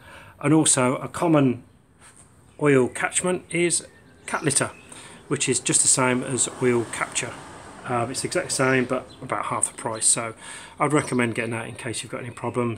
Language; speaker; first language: English; native; English